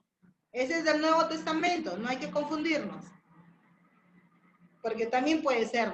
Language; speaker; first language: Spanish; native; Spanish